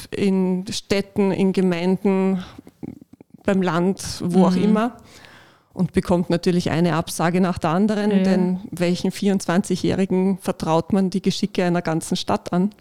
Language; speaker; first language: German; native; German